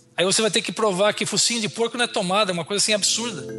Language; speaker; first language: Portuguese; native; Portuguese